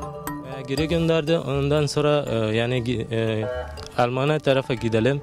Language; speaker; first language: Turkish; non-native, learner; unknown